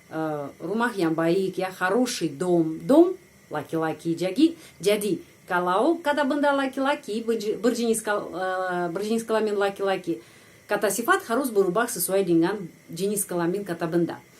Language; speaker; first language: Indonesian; non-native, fluent; Russian